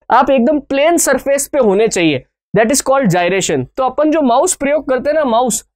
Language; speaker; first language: Hindi; native; Hindi